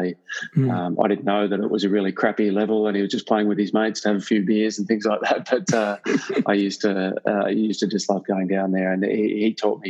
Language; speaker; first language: English; native; English